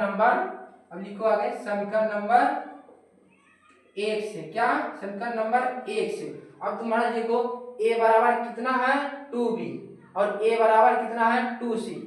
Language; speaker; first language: Hindi; native; Hindi